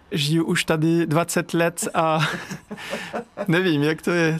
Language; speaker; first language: Czech; non-native, learner; French